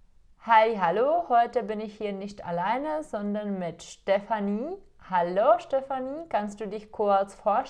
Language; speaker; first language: German; non-native, fluent; Czech